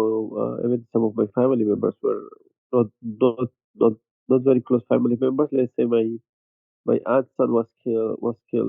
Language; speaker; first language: English; non-native, fluent; Kurdish